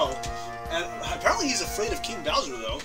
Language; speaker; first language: English; native; English